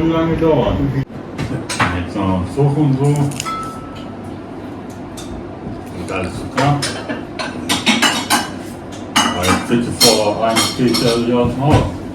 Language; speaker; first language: German; native; German